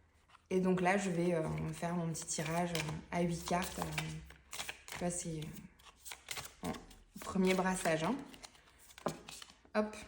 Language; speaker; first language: French; native; French